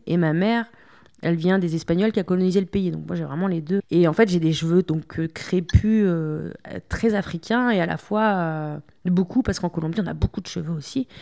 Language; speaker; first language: French; early bilingual, other home language; Spanish